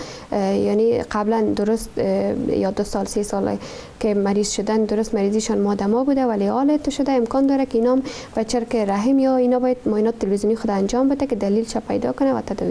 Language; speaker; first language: Persian; native; Persian